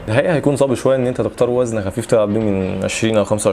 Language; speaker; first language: Arabic; native; Arabic